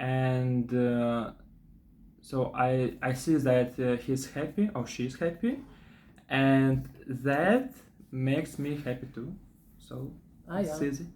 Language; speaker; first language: English; non-native, fluent; Russian